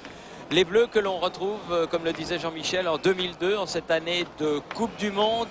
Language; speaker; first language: French; native; French